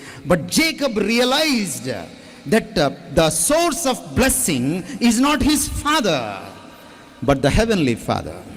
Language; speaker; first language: English; non-native, local second language; Telugu